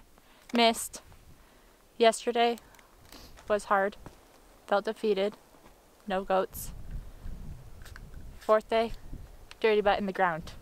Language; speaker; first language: English; native; English